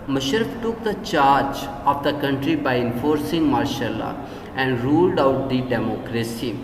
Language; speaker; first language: English; non-native, local second language; Urdu